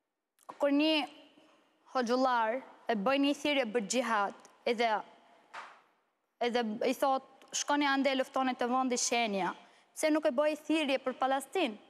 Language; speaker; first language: Albanian; non-native, learner; Arabic